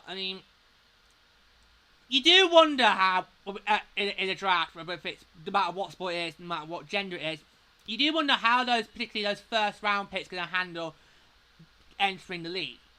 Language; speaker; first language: English; native; English